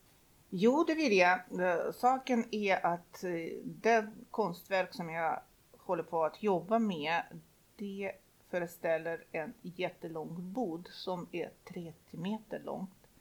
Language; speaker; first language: Swedish; non-native, fluent; Russian